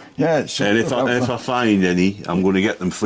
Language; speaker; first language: English; native; English